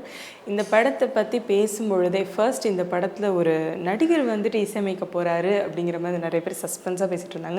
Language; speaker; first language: Tamil; native; Tamil